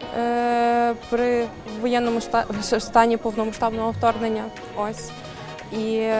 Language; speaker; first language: Ukrainian; native; Ukrainian